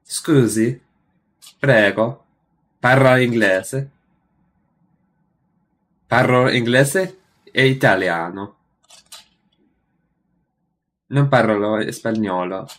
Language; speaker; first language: Italian; non-native, learner; English